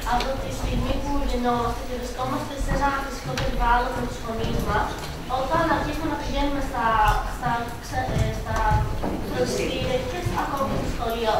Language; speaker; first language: Greek; native; Greek